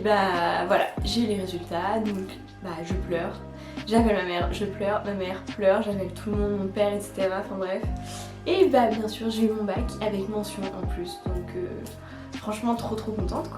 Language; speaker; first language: French; native; French